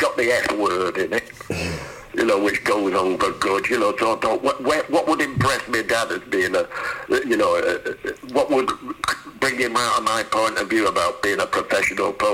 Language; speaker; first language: English; native; English